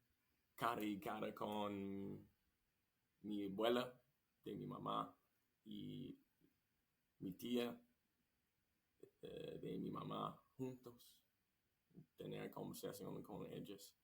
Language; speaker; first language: Spanish; non-native, learner; English